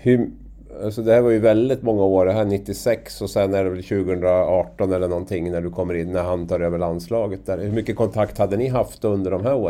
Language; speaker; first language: Swedish; native; Swedish